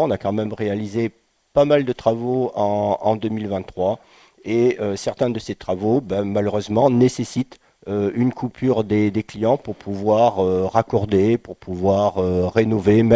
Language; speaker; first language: French; native; French